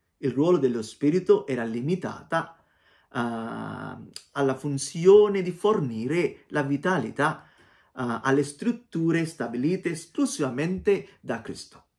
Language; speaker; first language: Italian; non-native, fluent; Sinhala